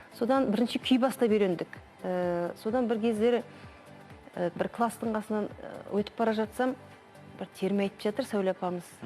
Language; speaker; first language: Kazakh; non-native, local second language; Russian